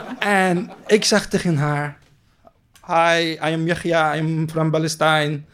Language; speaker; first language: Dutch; non-native, learner; Arabic